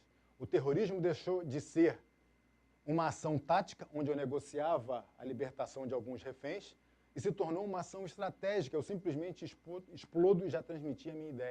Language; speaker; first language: Portuguese; native; Portuguese